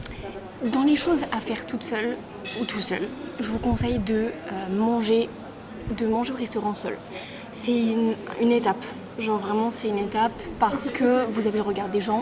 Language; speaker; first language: French; native; French